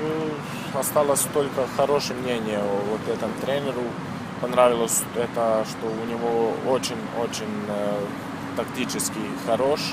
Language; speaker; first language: Russian; non-native, learner; Serbian